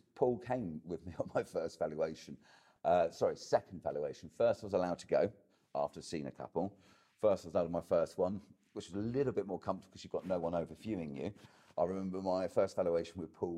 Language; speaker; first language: English; native; English